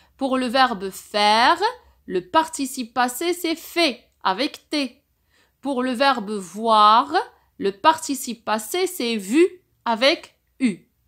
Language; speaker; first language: French; non-native, local second language; Arabic